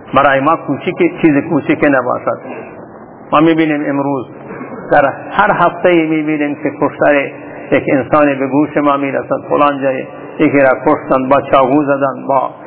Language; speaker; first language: Persian; non-native, local second language; Baluchi